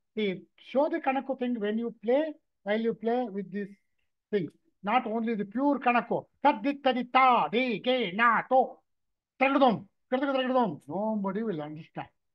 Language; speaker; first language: English; non-native, local second language; Tamil